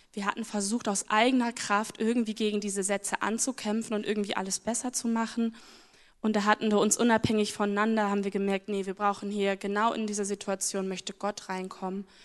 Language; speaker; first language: German; native; German